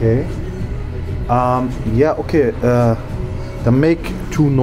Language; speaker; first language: English; non-native, learner; German